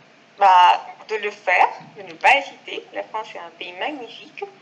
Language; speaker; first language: French; non-native, fluent; Spanish